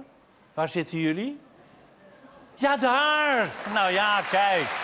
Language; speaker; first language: Dutch; native; Dutch